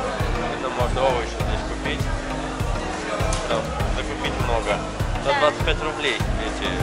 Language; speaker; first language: Russian; native; Russian